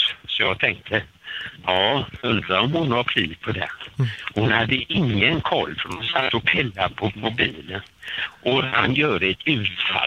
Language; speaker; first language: Swedish; native; Swedish